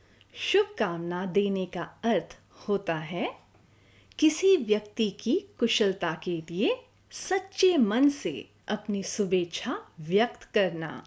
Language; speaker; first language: Hindi; native; Hindi